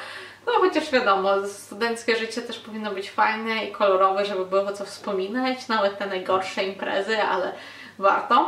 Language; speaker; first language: Polish; non-native, fluent; Ukrainian